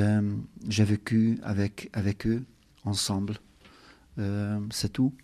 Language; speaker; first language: French; non-native, learner; Hungarian